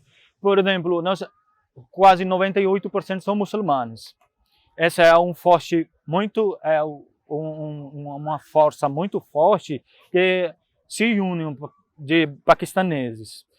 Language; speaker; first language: Portuguese; non-native, fluent; Punjabi